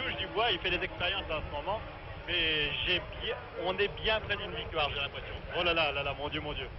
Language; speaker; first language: French; native; French